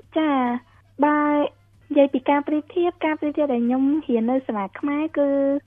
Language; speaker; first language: Khmer; early bilingual, heritage; Khmer